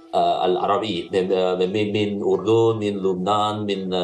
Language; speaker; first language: Arabic; non-native, learner; Cantonese